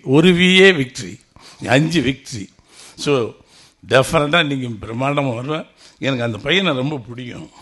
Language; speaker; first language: Tamil; native; Tamil